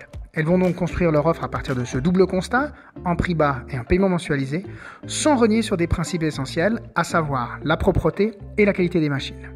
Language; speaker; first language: French; native; French